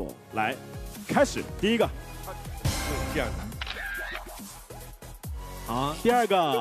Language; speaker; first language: Chinese; native; Chinese